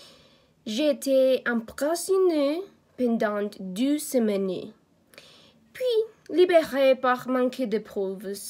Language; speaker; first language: French; non-native, learner; Spanish